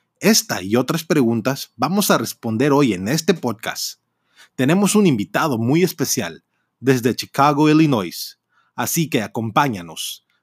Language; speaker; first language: Spanish; early bilingual, heritage; Spanish